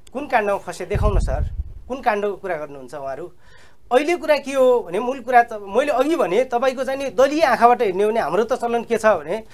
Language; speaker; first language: Nepali; native; Nepali